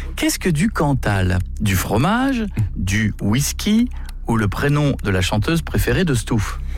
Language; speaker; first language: French; native; French